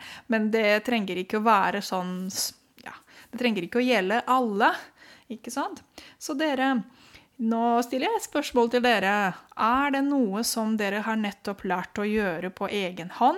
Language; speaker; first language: Norwegian; non-native, fluent; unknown